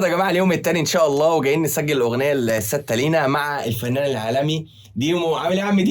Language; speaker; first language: Arabic; native; Arabic